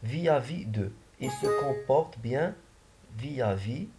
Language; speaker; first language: French; non-native, local second language; Arabic